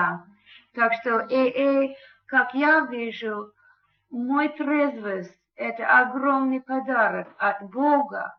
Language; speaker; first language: Russian; non-native, learner; English